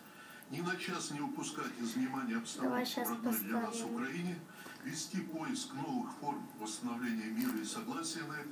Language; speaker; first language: Russian; native; Russian